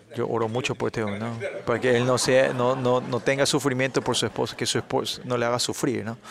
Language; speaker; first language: Spanish; non-native, fluent; Korean